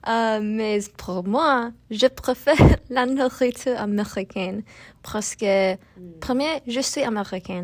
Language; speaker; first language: French; non-native, learner; English